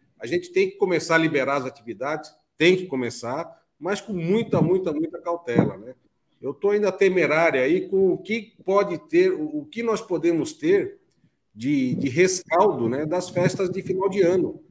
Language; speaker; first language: Portuguese; native; Portuguese